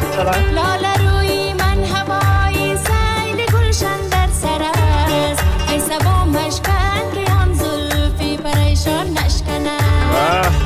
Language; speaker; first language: Persian; native; Persian